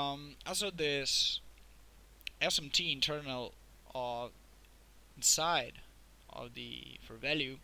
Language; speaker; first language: English; non-native, fluent; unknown